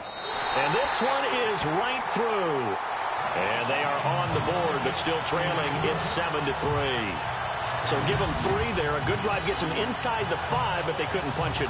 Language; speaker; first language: English; native; English